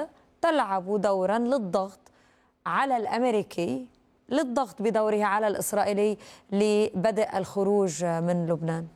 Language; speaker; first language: Arabic; native; Arabic